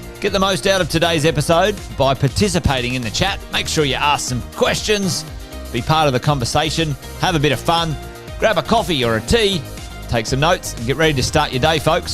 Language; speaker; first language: English; native; English